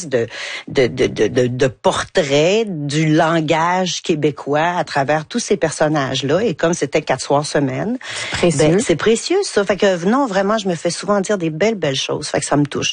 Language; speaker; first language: French; native; French